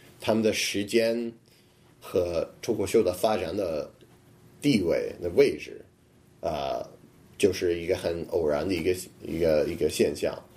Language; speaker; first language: Chinese; non-native, fluent; English